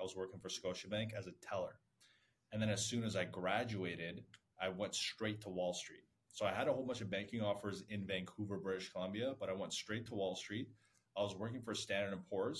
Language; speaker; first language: English; early bilingual, other home language; Persian